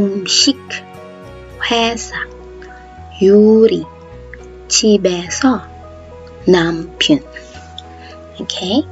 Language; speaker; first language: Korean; non-native, learner; Filipino